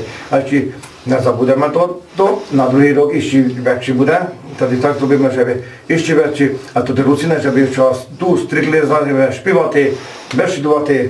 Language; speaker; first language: Ukrainian; early bilingual, heritage; Hungarian